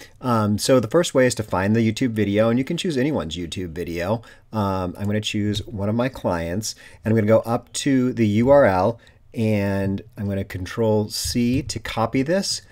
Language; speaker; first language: English; native; English